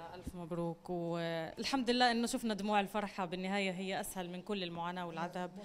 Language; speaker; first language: Arabic; native; Arabic